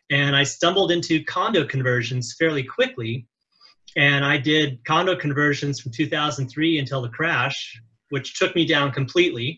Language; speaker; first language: English; native; English